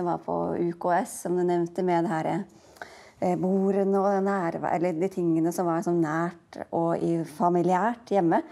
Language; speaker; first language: Norwegian; native; Norwegian